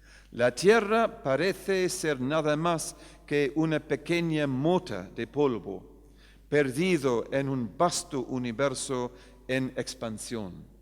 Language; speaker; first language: Spanish; non-native, fluent; English